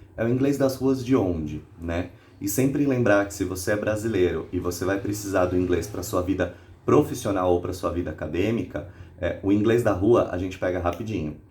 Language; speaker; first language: Portuguese; native; Portuguese